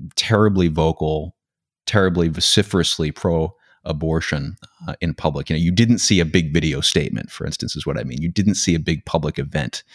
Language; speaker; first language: English; native; English